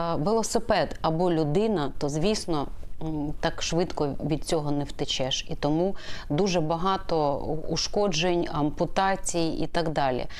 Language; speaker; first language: Ukrainian; native; Ukrainian